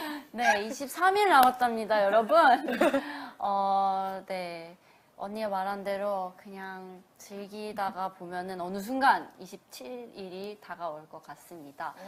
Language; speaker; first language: Korean; early bilingual, heritage; Korean